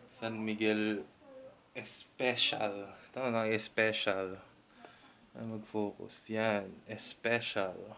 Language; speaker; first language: Filipino; native; Filipino